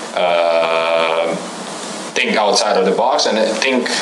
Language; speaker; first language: English; non-native, fluent; Croatian